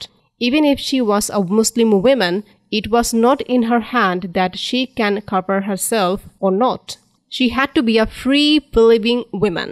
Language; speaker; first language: English; non-native, fluent; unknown